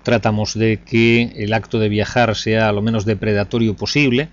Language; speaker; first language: Spanish; native; Spanish